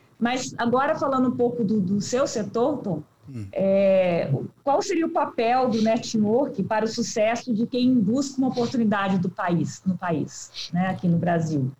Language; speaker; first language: Portuguese; native; Portuguese